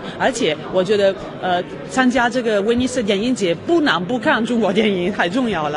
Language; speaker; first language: Chinese; non-native, fluent; Italian